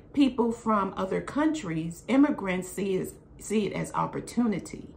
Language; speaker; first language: English; native; English